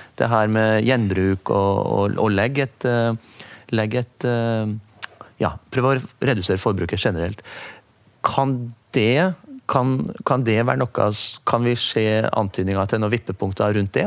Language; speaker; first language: Norwegian; native; Norwegian